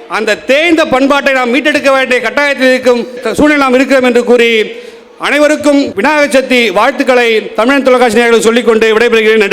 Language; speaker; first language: Tamil; native; Tamil